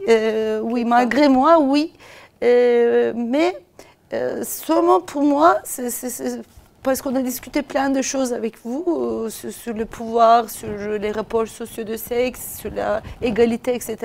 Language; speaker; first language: French; non-native, fluent; Turkish